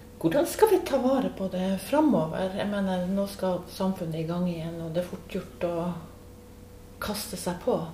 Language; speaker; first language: Norwegian; native; Norwegian